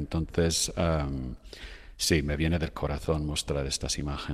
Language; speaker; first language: Spanish; non-native, fluent; English